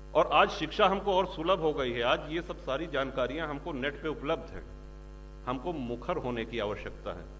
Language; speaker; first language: Hindi; native; Hindi